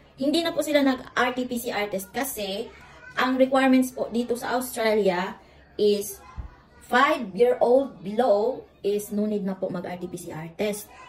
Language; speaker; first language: Filipino; native; Filipino